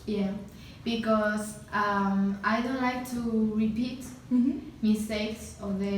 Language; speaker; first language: English; non-native, learner; Spanish